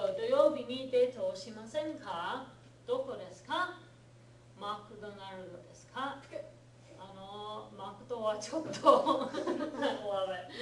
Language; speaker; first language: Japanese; non-native, fluent; English